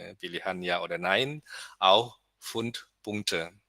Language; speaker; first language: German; non-native, fluent; Indonesian